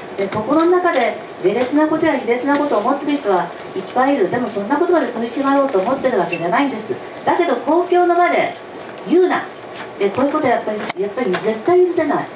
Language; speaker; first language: Japanese; native; Japanese